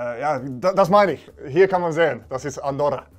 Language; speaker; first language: German; non-native, fluent; Finnish